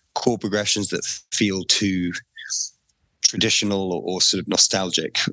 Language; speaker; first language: English; native; English